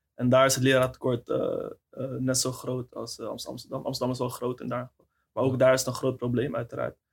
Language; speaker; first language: Dutch; native; Dutch